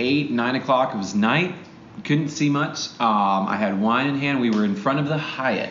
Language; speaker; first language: English; native; English